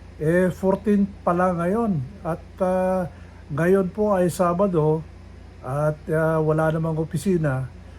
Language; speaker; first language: Filipino; non-native, local second language; Iloko